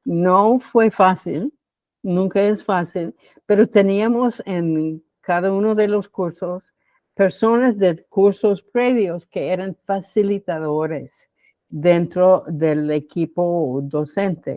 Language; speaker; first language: Spanish; non-native, fluent; English